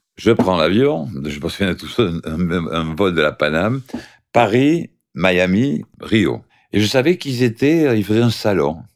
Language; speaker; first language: French; native; French